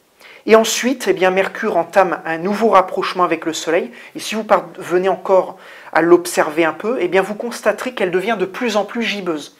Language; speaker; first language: French; native; French